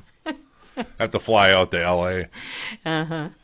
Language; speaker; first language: English; native; English